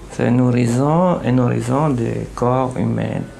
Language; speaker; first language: French; non-native, fluent; Italian